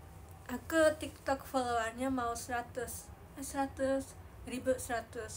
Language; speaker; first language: Indonesian; non-native, learner; Japanese